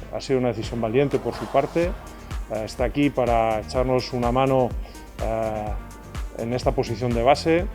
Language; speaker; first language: Spanish; native; Spanish